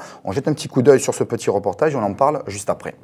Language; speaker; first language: French; native; French